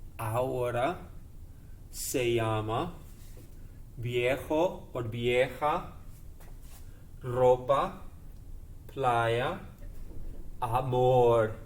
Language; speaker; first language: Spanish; non-native, fluent; English